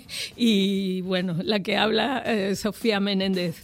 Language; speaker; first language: Spanish; native; Spanish